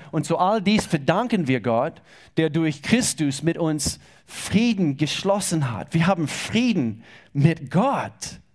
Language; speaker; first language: German; non-native, fluent; English